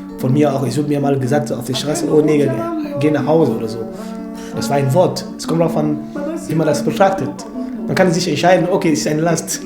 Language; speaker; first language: German; non-native, fluent; French